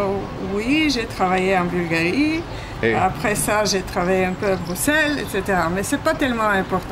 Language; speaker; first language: French; non-native, fluent; Bulgarian